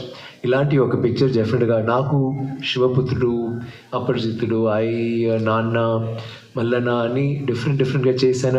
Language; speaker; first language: Telugu; non-native, learner; Tamil